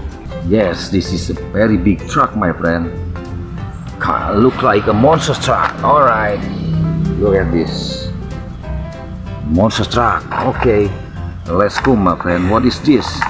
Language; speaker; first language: English; non-native, learner; Indonesian